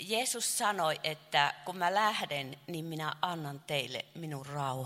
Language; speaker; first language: Finnish; non-native, fluent; Chinese